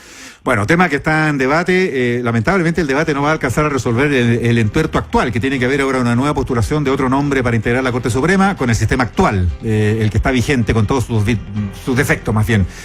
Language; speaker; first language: Spanish; native; Spanish